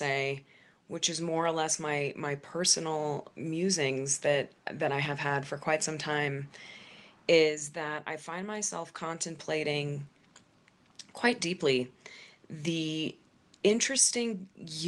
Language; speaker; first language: English; native; English